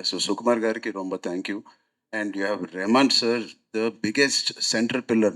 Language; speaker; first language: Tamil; non-native, learner; Telugu